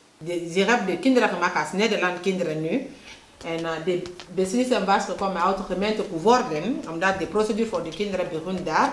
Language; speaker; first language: Dutch; non-native, learner; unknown